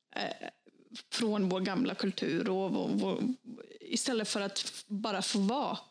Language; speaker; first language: Swedish; early bilingual, other home language; Bosnian